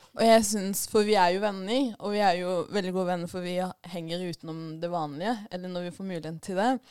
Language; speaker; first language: Norwegian; early bilingual, other home language; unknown